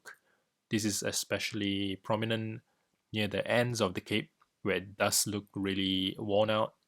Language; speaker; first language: English; native; English